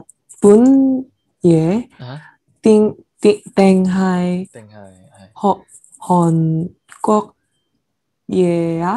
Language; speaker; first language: Cantonese; non-native, learner; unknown